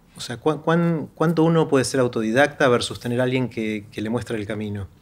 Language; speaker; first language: Spanish; native; Spanish